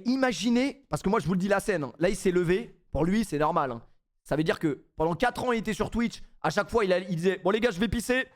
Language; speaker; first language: French; native; French